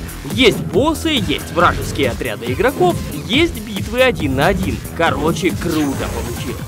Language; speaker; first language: Russian; native; Russian